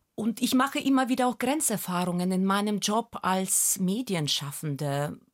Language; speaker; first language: German; non-native, fluent; Russian